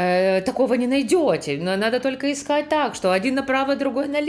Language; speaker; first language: Polish; non-native, learner; Russian